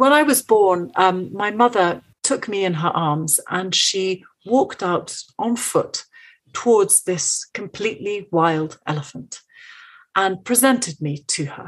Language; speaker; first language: English; native; English